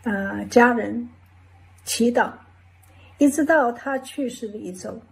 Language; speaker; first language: Chinese; early bilingual, heritage; English